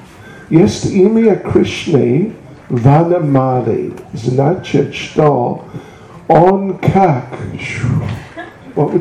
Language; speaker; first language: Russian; non-native, learner; English